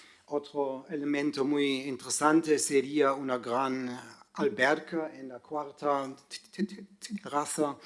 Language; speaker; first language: Spanish; non-native, fluent; German